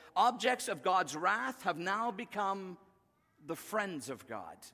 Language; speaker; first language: English; native; English